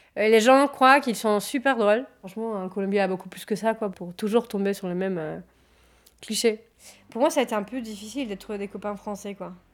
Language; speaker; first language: French; non-native, fluent; Spanish